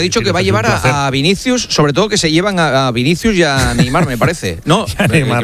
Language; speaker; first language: Spanish; native; Spanish